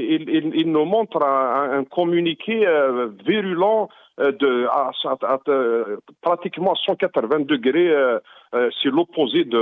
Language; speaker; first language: French; non-native, local second language; Arabic